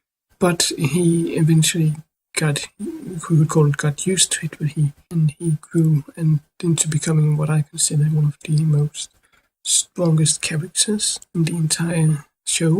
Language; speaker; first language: English; non-native, fluent; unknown